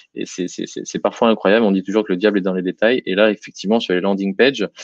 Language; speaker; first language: French; native; French